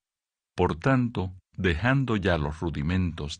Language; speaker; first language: Spanish; native; Spanish